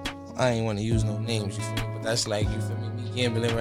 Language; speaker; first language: English; native; English